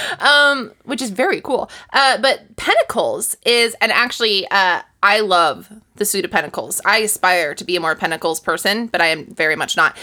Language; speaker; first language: English; native; English